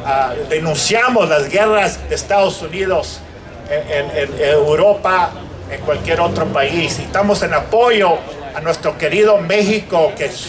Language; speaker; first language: Spanish; early bilingual, heritage; Spanish